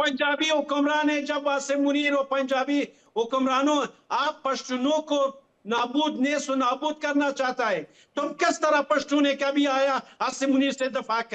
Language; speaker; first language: Hindi; non-native, fluent; Pashto